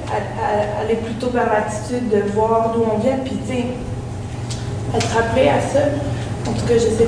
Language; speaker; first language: French; native; French